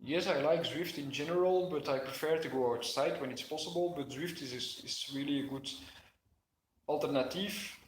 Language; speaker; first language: English; non-native, fluent; Dutch